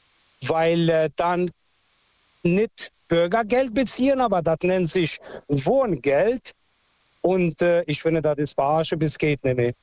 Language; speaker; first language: German; non-native, local second language; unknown